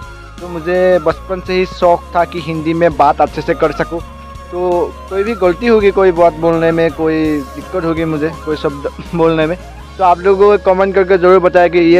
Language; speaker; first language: Hindi; non-native, local second language; Assamese